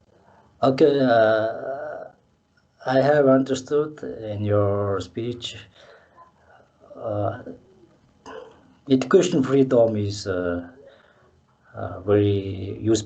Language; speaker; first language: English; non-native, learner; Mongolian